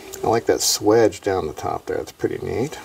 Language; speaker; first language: English; native; English